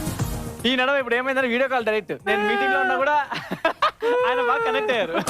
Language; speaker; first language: Telugu; native; Telugu